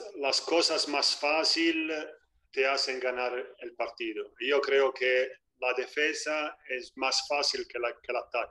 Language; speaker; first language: Spanish; non-native, fluent; Italian